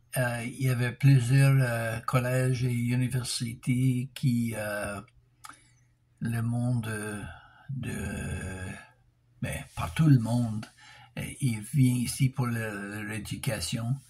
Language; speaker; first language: French; non-native, local second language; English